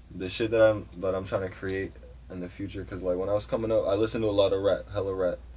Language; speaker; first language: English; native; English